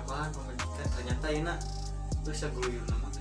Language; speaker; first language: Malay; non-native, local second language; Sundanese